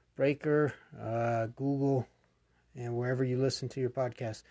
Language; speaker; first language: English; native; English